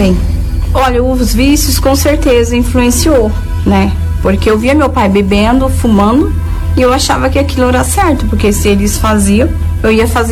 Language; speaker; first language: Portuguese; native; Portuguese